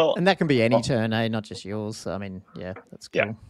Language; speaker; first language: English; native; English